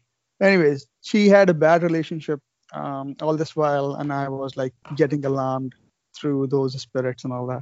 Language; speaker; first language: English; non-native, local second language; Urdu